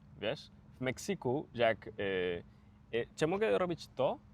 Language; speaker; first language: Polish; non-native, learner; Spanish